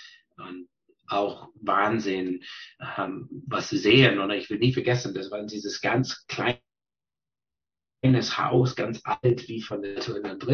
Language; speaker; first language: German; non-native, fluent; English